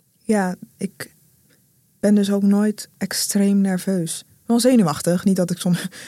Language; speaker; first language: Dutch; native; Dutch